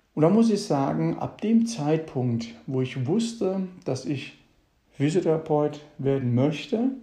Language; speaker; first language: German; early bilingual, other home language; Italian